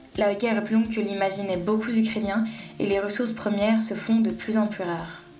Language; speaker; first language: French; native; French